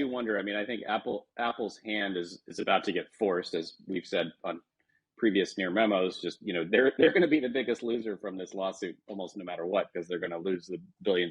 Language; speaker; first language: English; native; English